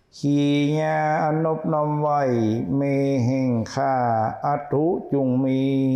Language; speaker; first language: Thai; native; Thai